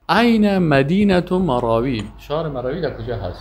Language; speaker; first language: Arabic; non-native, fluent; Persian